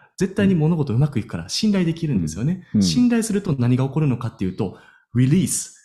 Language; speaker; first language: Japanese; native; Japanese